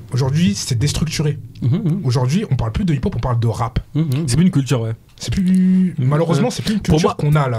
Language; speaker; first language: French; native; French